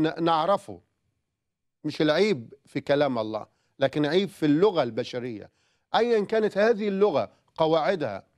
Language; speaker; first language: Arabic; native; Arabic